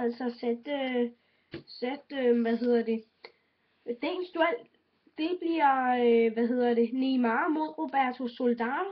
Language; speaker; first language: Danish; native; Danish